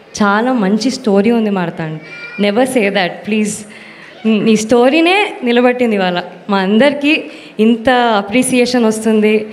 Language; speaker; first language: Telugu; native; Telugu